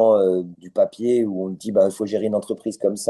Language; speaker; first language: French; native; French